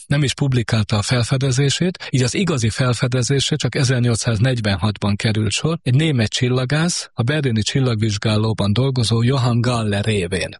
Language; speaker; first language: Hungarian; native; Hungarian